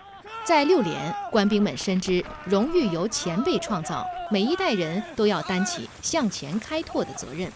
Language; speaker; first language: Chinese; native; Chinese